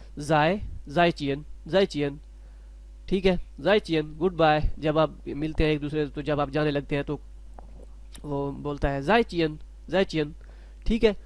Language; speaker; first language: Urdu; non-native, local second language; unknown